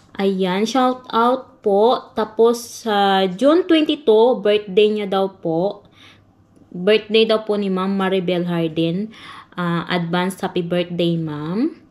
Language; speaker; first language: Filipino; non-native, local second language; Cebuano